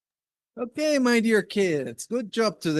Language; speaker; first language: English; non-native, fluent; Spanish